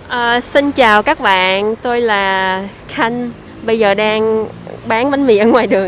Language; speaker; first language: Vietnamese; early bilingual, heritage; Vietnamese